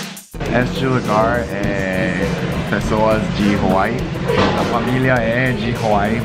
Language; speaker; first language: Portuguese; non-native, learner; English